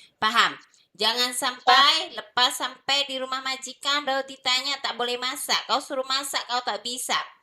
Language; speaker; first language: Indonesian; native; Indonesian